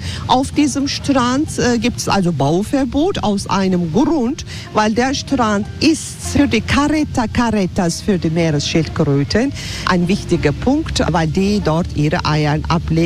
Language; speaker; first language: German; non-native, fluent; Turkish